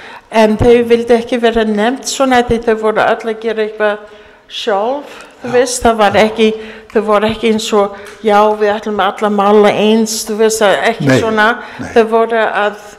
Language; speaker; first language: Icelandic; early bilingual, heritage; English